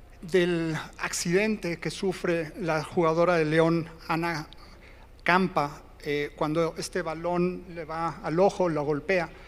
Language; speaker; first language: Spanish; native; Spanish